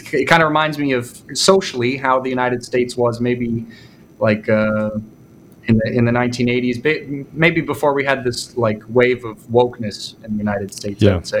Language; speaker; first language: English; native; English